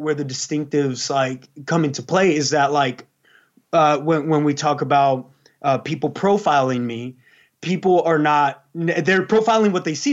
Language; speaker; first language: English; native; English